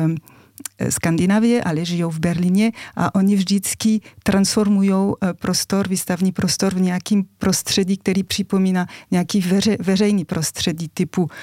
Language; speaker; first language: Czech; non-native, fluent; French